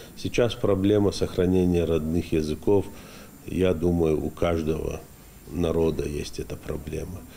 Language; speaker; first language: Russian; non-native, local second language; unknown